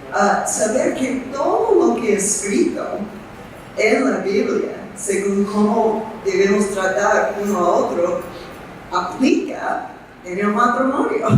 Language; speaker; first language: Spanish; non-native, fluent; English